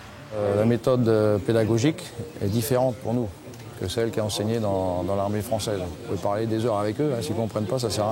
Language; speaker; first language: French; native; French